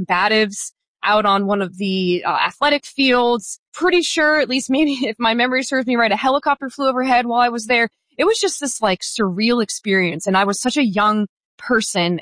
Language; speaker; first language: English; native; English